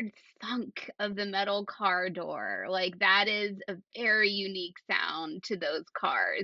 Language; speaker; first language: English; native; English